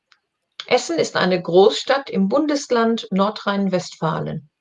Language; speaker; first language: German; non-native, learner; English